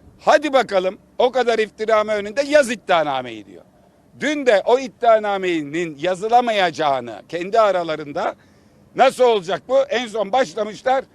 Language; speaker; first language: Turkish; native; Turkish